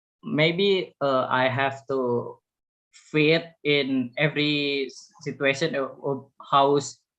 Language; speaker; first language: English; non-native, fluent; Indonesian